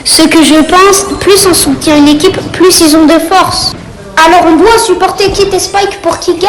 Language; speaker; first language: French; native; French